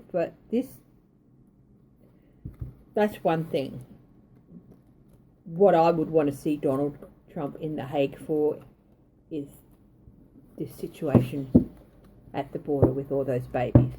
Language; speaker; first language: English; native; English